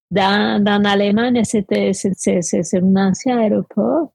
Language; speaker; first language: French; non-native, fluent; Spanish